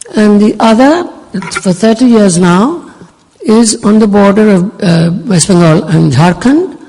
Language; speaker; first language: English; non-native, local second language; Bangla